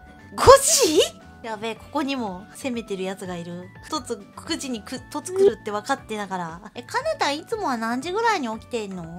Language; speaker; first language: Japanese; native; Japanese